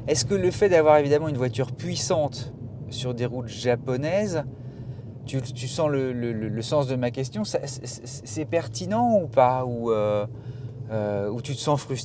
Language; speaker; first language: French; native; French